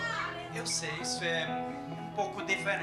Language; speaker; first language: Portuguese; non-native, fluent; English